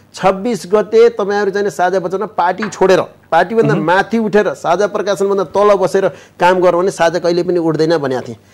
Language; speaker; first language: Nepali; native; Nepali